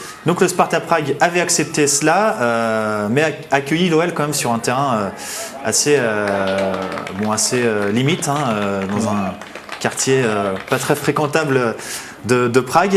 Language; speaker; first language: French; native; French